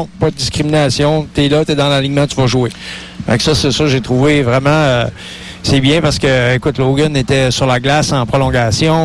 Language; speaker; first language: French; native; French